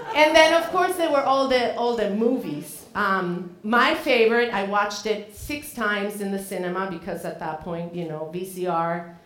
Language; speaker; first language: English; non-native, fluent; Spanish